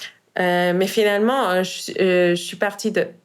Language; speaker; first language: French; non-native, fluent; Persian